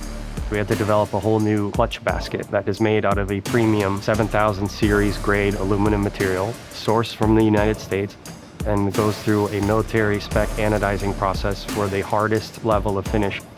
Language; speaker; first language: English; native; English